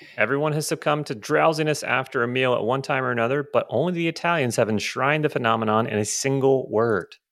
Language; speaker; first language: English; native; English